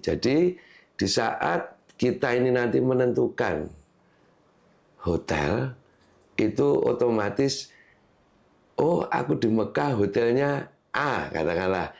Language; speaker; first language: Indonesian; non-native, local second language; Javanese